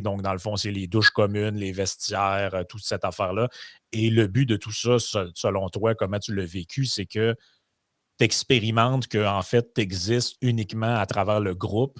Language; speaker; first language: French; native; French